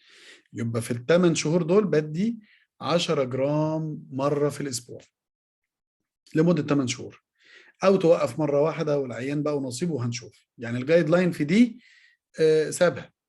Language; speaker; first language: Arabic; native; Arabic